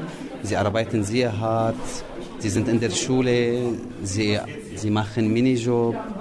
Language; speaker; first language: German; non-native, learner; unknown